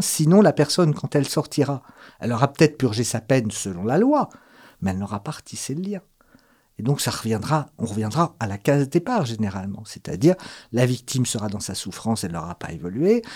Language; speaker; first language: French; native; French